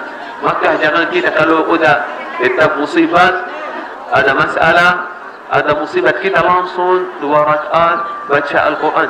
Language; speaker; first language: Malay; non-native, learner; Arabic